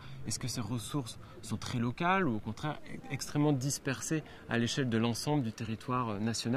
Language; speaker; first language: French; native; French